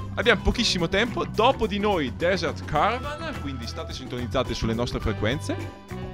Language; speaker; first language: Italian; native; Italian